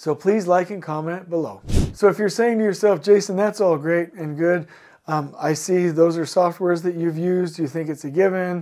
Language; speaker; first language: English; native; English